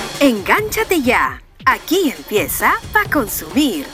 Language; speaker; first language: Spanish; native; Spanish